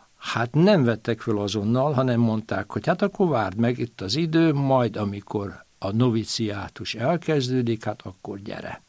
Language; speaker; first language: Hungarian; native; Hungarian